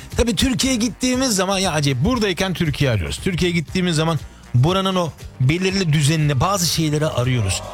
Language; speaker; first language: Turkish; early bilingual, heritage; Turkish